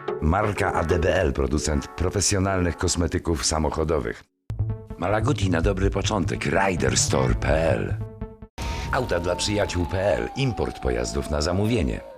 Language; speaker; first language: Polish; native; Polish